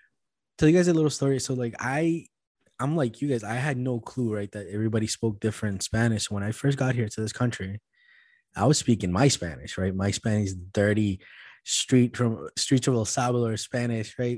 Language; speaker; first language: English; early bilingual, other home language; Spanish